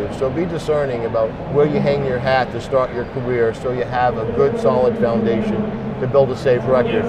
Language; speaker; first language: English; native; English